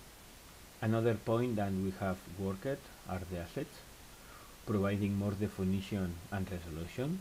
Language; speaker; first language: English; non-native, fluent; Spanish